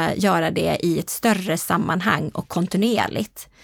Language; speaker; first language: Swedish; native; Swedish